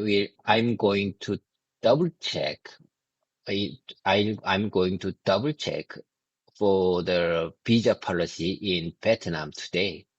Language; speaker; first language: English; non-native, learner; Korean